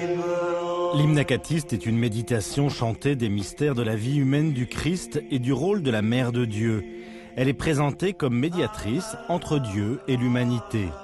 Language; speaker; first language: French; native; French